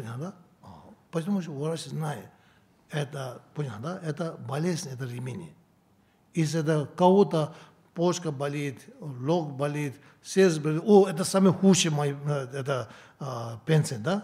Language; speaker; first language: Russian; non-native, learner; Tibetan